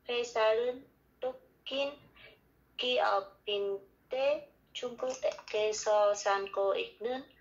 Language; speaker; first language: Korean; non-native, learner; Vietnamese